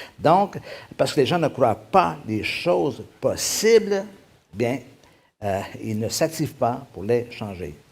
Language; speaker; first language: French; native; French